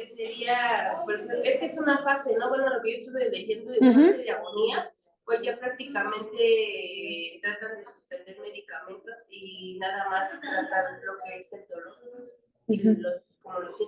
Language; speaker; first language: Spanish; native; Spanish